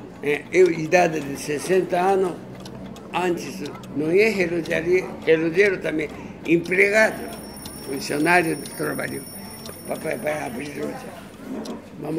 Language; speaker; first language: Portuguese; non-native, learner; Japanese